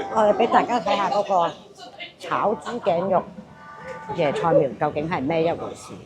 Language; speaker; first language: Cantonese; native; Cantonese